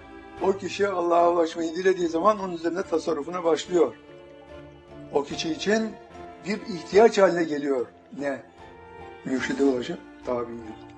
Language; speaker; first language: Turkish; native; Turkish